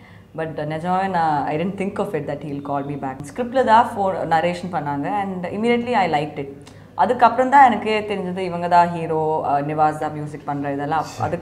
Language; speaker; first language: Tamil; non-native, fluent; Malayalam